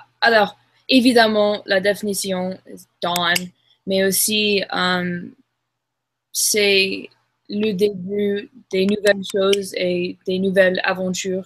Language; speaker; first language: French; non-native, learner; English